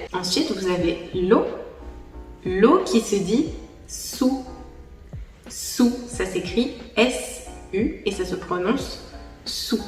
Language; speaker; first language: French; native; French